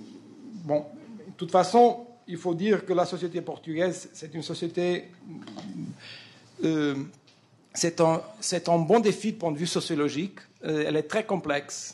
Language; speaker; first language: French; non-native, fluent; Portuguese